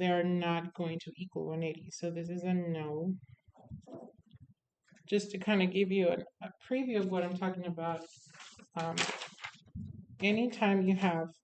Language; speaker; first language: English; native; English